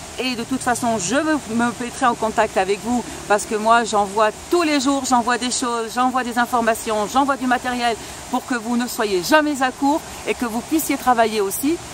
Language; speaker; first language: French; non-native, local second language; Spanish